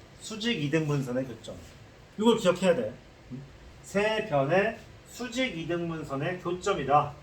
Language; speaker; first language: Korean; native; Korean